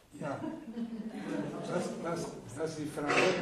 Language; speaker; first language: German; non-native, fluent; Hungarian